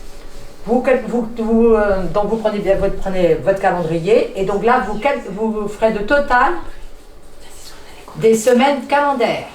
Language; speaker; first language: French; native; French